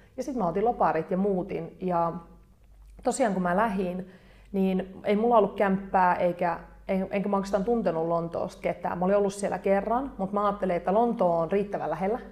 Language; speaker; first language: Finnish; native; Finnish